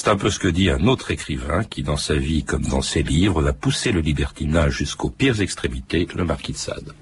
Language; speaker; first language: French; native; French